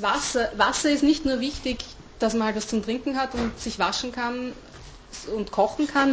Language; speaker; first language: German; native; German